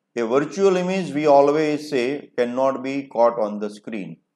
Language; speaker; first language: English; non-native, local second language; Gujarati